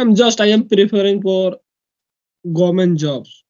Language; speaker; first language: English; non-native, local second language; Hindi